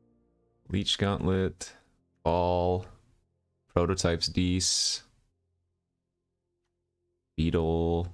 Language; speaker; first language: English; native; English